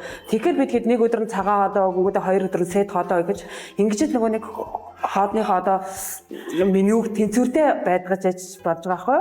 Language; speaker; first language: Mongolian; native; Mongolian